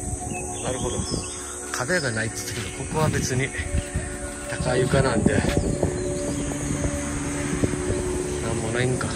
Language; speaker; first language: Japanese; native; Japanese